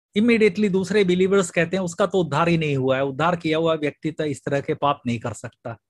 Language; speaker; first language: Hindi; non-native, local second language; Malayalam